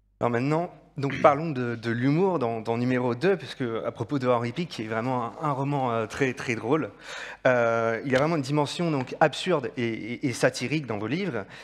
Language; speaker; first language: French; native; French